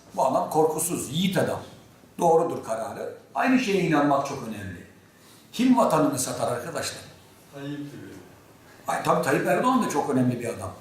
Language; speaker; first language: Turkish; native; Turkish